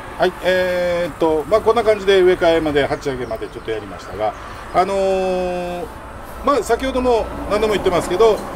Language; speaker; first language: Japanese; native; Japanese